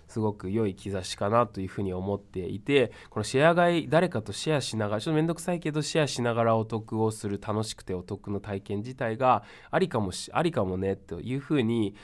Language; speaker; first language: Japanese; non-native, fluent; Chinese